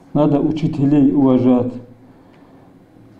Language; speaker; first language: Russian; non-native, local second language; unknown